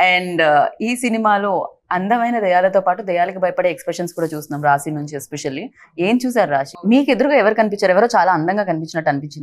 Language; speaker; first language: Telugu; native; Telugu